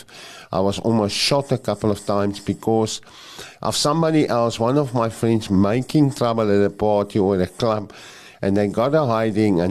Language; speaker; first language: English; non-native, local second language; Afrikaans